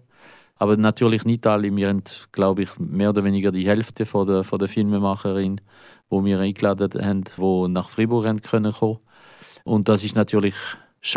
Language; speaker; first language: German; non-native, local second language; French